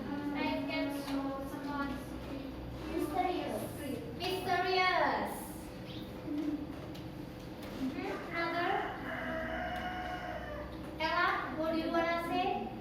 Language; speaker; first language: English; non-native, learner; Indonesian